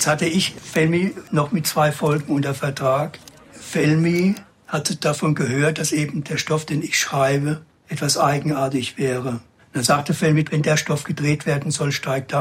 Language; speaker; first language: German; native; German